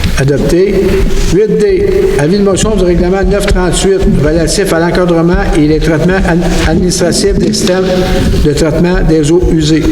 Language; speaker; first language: French; native; French